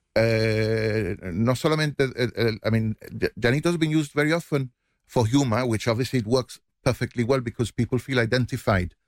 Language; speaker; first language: English; non-native, fluent; Spanish